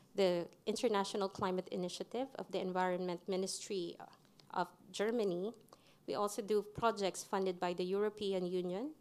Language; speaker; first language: English; non-native, local second language; Filipino